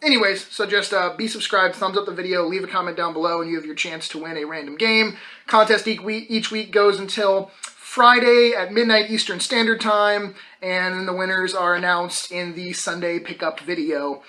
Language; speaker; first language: English; native; English